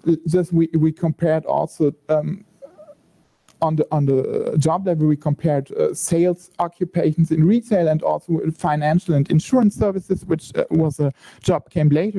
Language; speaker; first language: English; non-native, fluent; German